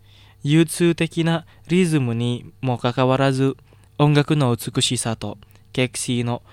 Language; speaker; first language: Japanese; non-native, fluent; Indonesian